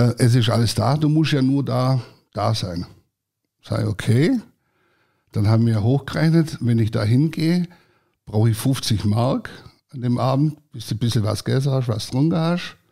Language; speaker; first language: German; early bilingual, other home language; Croatian